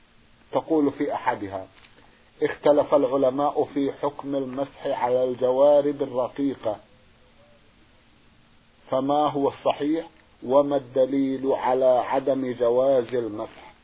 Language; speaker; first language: Arabic; native; Arabic